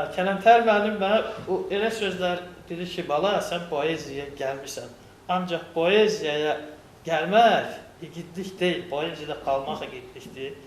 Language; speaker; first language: Azerbaijani; non-native, local second language; Lezghian